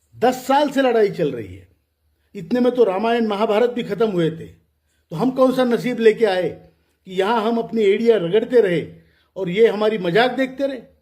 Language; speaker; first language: Hindi; non-native, local second language; Marathi